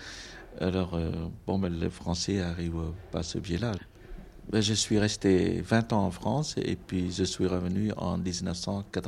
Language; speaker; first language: French; non-native, local second language; Khmer